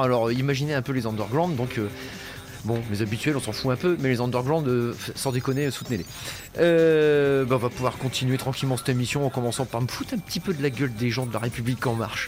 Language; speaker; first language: French; native; French